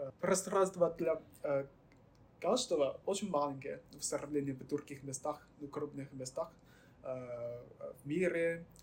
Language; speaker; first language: Russian; non-native, learner; Chinese